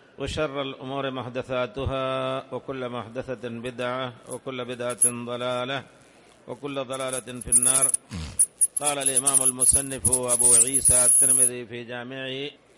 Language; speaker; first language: Arabic; non-native, fluent; Urdu